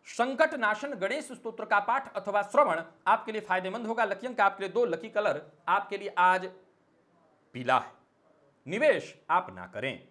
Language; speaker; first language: Hindi; native; Hindi